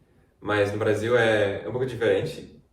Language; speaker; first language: Portuguese; non-native, fluent; English